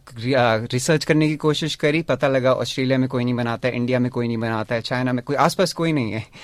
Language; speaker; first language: Hindi; native; Hindi